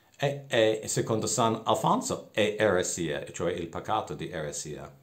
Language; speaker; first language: Italian; non-native, fluent; English